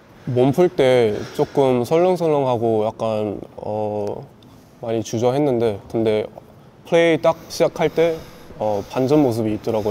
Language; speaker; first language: Korean; early bilingual, heritage; English